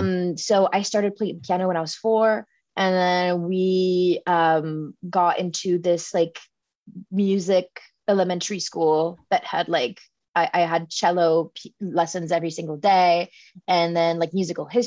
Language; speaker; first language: English; native; English